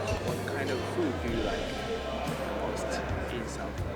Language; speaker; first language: English; non-native, learner; Japanese